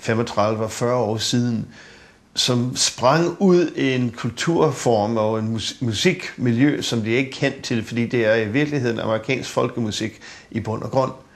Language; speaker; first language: Danish; non-native, fluent; English